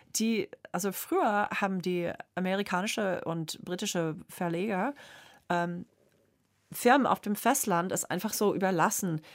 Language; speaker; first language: German; non-native, fluent; English